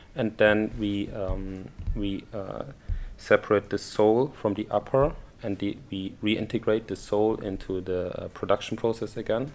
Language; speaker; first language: English; non-native, fluent; German